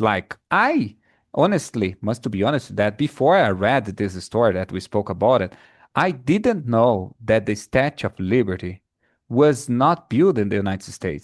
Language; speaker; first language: English; non-native, fluent; Portuguese